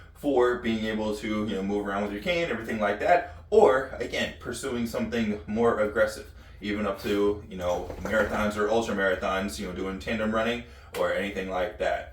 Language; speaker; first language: English; native; English